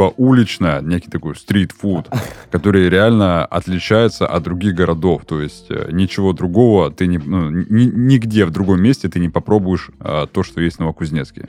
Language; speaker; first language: Russian; native; Russian